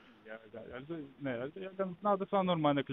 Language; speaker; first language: German; non-native, learner; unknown